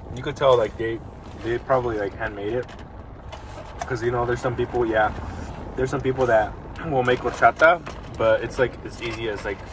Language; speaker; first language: English; early bilingual, other home language; Spanish